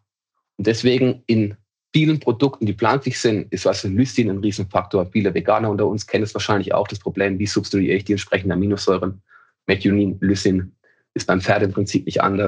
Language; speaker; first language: German; native; German